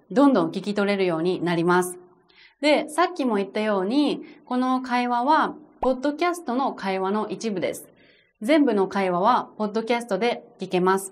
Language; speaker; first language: Japanese; native; Japanese